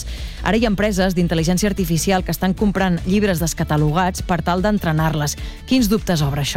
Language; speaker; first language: Catalan; native; Catalan